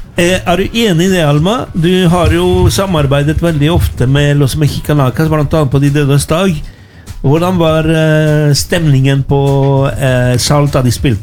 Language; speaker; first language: Norwegian; non-native, fluent; Spanish